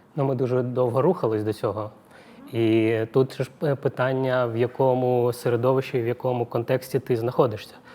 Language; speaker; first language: Ukrainian; non-native, local second language; Russian